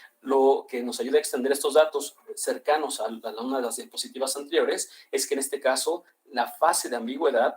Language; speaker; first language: Spanish; native; Spanish